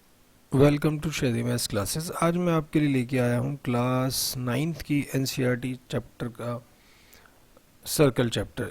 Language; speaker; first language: Hindi; native; Hindi